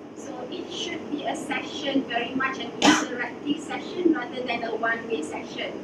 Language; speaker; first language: English; non-native, local second language; Malay